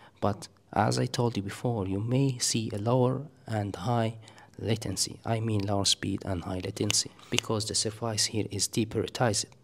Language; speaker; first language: English; non-native, fluent; Arabic